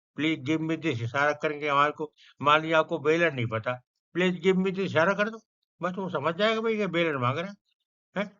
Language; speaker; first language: Hindi; non-native, local second language; Punjabi